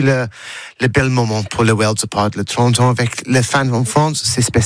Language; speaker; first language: French; non-native, learner; English